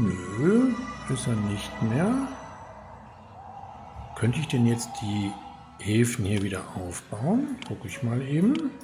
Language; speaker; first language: German; native; German